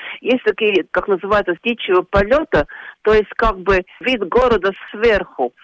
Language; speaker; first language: Russian; non-native, local second language; Latvian